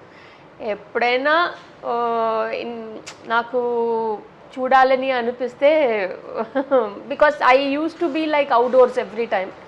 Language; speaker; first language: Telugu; non-native, learner; Tamil